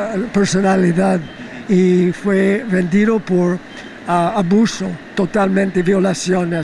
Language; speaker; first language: Spanish; non-native, fluent; English